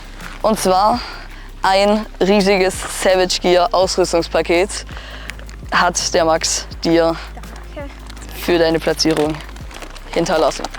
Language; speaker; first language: German; native; German